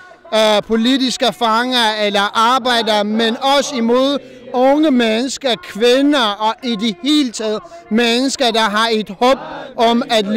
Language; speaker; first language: Danish; non-native, fluent; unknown